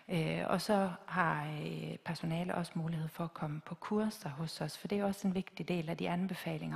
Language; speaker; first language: Danish; native; Danish